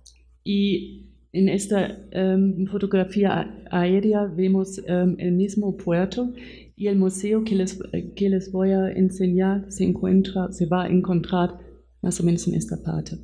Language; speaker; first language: Spanish; non-native, fluent; German